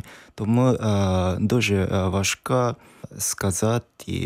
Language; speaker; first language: Ukrainian; non-native, learner; Japanese